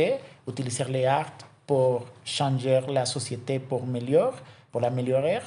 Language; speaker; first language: French; non-native, learner; Spanish